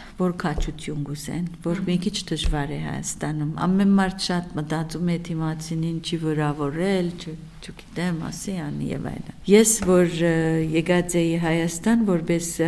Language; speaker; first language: Armenian; early bilingual, heritage; Armenian